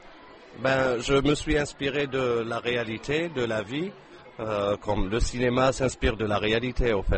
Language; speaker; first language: French; non-native, local second language; Arabic